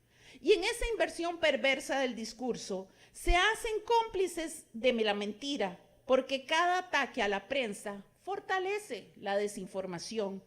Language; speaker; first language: Spanish; native; Spanish